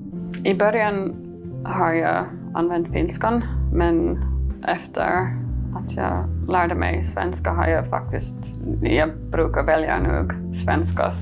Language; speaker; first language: Swedish; non-native, fluent; English